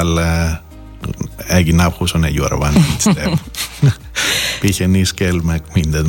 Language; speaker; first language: Hungarian; non-native, fluent; Greek